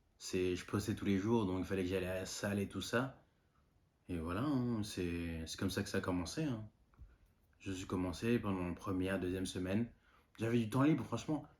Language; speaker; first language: French; non-native, local second language; Malagasy